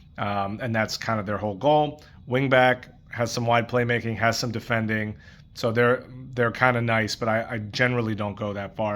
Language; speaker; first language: English; native; English